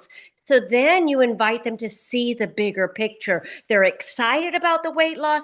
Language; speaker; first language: English; native; English